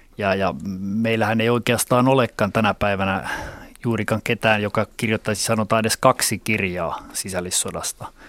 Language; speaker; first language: Finnish; native; Finnish